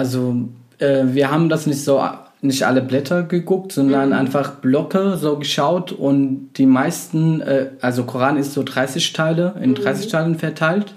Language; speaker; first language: German; non-native, fluent; Arabic